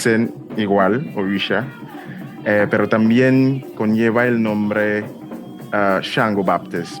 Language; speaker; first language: Spanish; non-native, fluent; English